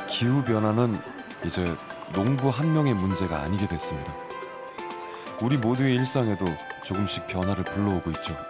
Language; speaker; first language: Korean; native; Korean